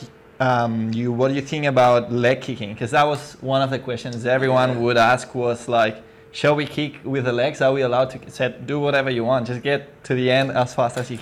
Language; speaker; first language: English; non-native, fluent; Spanish